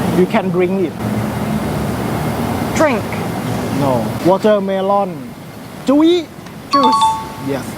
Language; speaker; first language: English; non-native, learner; Thai